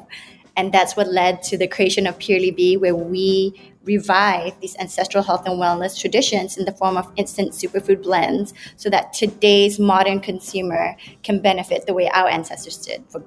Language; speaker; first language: English; non-native, local second language; Malay